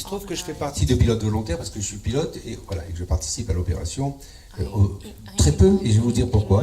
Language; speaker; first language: French; native; French